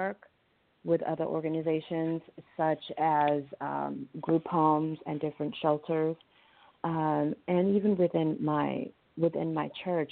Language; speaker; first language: English; native; English